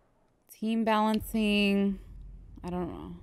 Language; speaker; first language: English; native; English